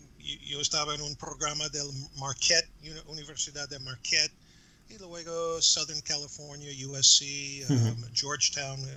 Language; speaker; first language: Spanish; non-native, fluent; English